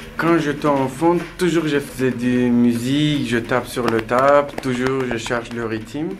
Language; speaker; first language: French; non-native, learner; Kurdish